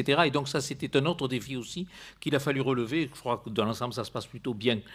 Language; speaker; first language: French; native; French